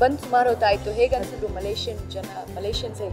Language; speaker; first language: Kannada; native; Kannada